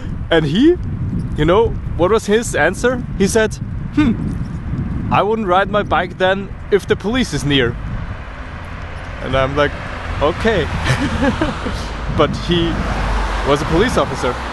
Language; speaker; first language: English; non-native, fluent; German